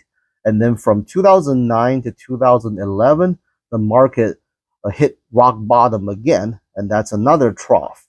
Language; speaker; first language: English; non-native, fluent; Chinese